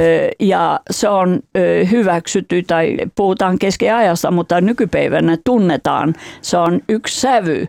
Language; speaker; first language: Finnish; non-native, fluent; Albanian